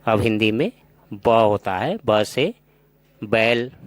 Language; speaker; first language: Hindi; non-native, local second language; Assamese